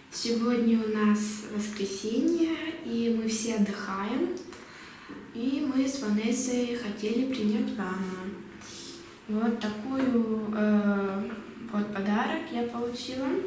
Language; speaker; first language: Russian; early bilingual, heritage; Russian